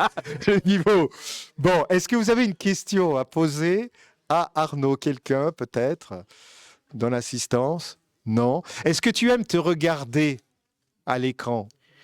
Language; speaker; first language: French; native; French